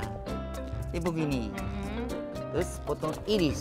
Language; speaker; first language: Indonesian; non-native, learner; Japanese